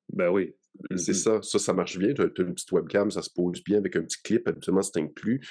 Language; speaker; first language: French; native; French